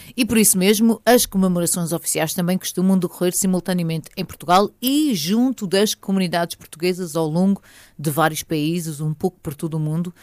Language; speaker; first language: Portuguese; native; Portuguese